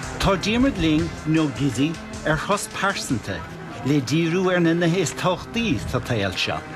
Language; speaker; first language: Irish; native; Irish